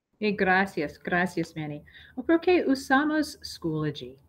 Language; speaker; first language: Spanish; non-native, learner; English